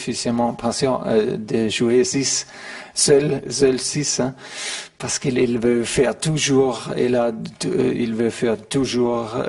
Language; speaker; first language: French; non-native, learner; German